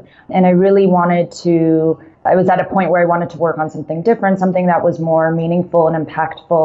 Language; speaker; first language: English; native; English